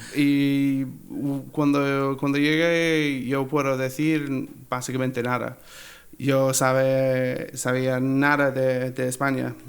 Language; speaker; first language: Spanish; non-native, learner; English